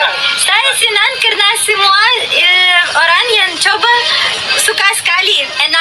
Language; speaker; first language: Indonesian; non-native, learner; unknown